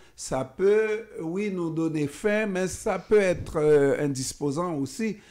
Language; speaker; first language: French; non-native, local second language; Haitian Creole